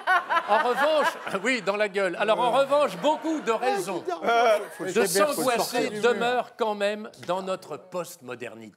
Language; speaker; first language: French; native; French